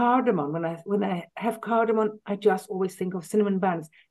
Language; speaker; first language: English; native; English